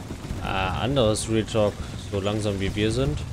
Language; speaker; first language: German; native; German